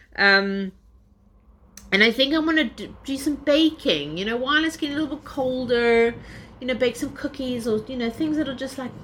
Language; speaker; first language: English; native; English